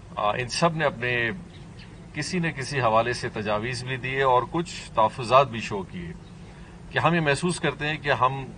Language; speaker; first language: Urdu; non-native, local second language; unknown